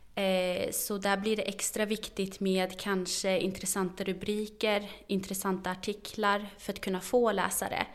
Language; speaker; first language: Swedish; early bilingual, other home language; Arabic